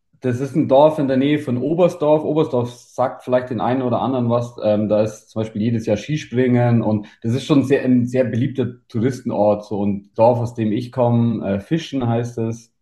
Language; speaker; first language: German; native; German